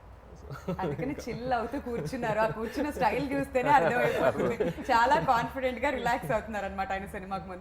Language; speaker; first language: Telugu; native; Telugu